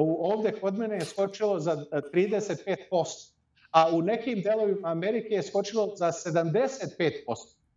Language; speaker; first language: Serbian; early bilingual, heritage; Serbian